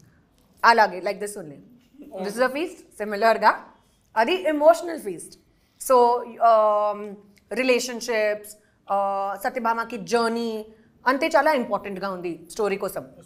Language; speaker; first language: Telugu; non-native, learner; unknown